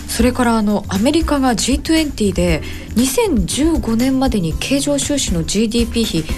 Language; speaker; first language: Japanese; native; Japanese